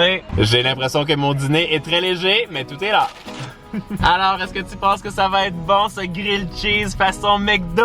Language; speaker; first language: French; native; French